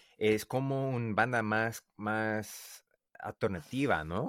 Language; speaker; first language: Spanish; non-native, learner; English